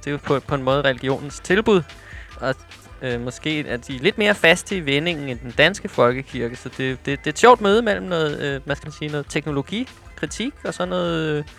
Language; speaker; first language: Danish; native; Danish